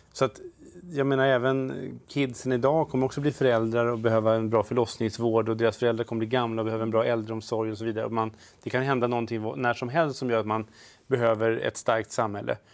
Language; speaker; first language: Swedish; native; Swedish